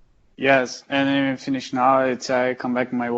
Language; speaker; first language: English; non-native, learner; Portuguese